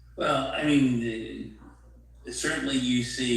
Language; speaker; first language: English; native; English